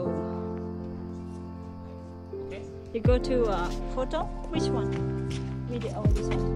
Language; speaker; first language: English; non-native, learner; Khmer